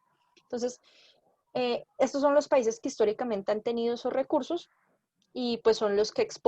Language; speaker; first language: Spanish; native; Spanish